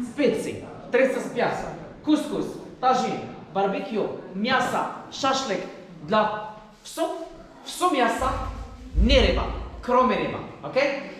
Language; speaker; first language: Russian; non-native, learner; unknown